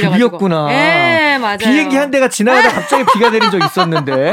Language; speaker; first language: Korean; native; Korean